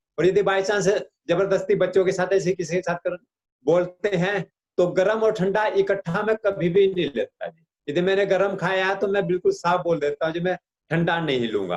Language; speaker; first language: Hindi; native; Hindi